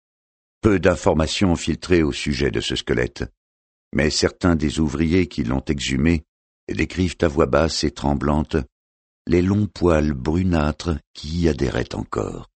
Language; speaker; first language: French; native; French